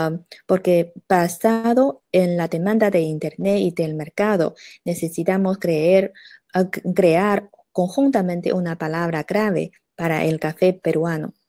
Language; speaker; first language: Spanish; non-native, fluent; Chinese